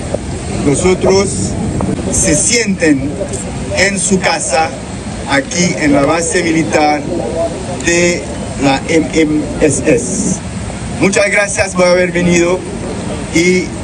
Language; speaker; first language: Spanish; non-native, learner; Haitian Creole